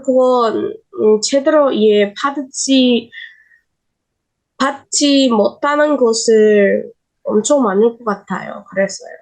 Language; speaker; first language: Korean; non-native, learner; Indonesian